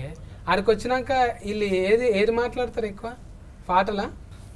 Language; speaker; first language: Telugu; native; Telugu